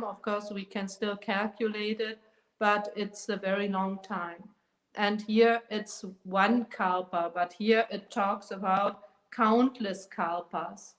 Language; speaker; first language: English; non-native, fluent; German